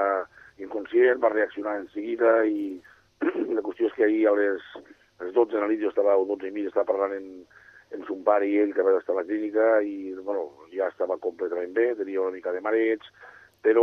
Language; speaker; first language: Catalan; native; Catalan